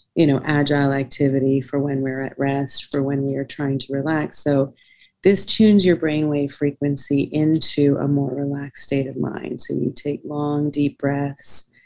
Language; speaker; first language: English; native; English